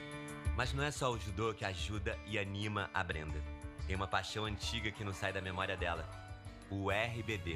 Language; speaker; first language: Portuguese; native; Portuguese